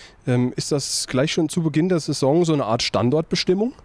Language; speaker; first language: German; native; German